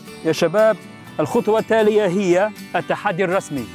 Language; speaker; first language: Arabic; non-native, fluent; Chinese